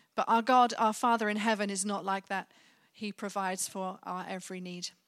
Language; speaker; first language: English; native; English